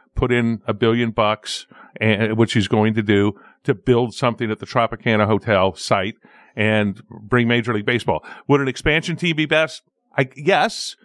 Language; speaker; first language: English; native; English